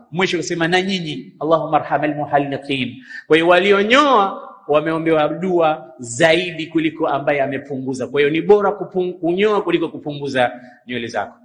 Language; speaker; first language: Swahili; native; Swahili